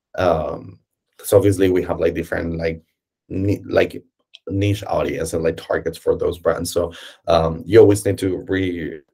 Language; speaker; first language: English; non-native, fluent; Spanish